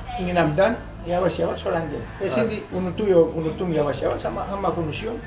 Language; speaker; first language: Turkish; early bilingual, heritage; Greek